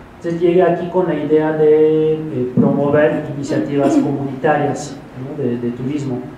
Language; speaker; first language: Spanish; non-native, fluent; French